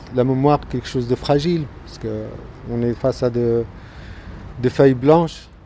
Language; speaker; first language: French; non-native, fluent; Arabic